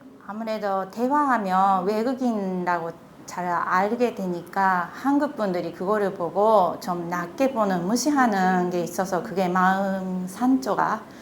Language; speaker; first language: Korean; non-native, fluent; Japanese